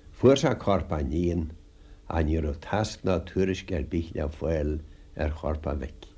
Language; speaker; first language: Irish; native; Irish